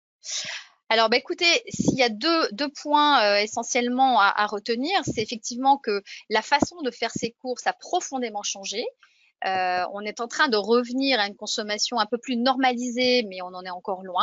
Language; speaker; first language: French; native; French